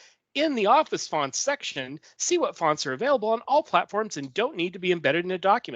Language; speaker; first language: English; native; English